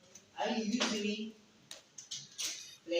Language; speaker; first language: English; non-native, learner; Indonesian